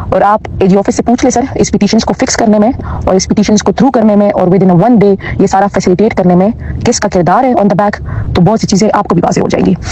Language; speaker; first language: Urdu; non-native, local second language; Pashto